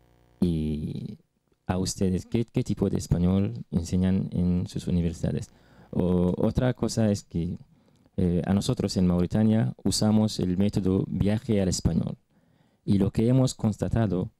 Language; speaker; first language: Spanish; non-native, fluent; Arabic